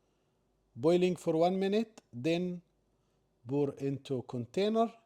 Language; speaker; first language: English; non-native, learner; Arabic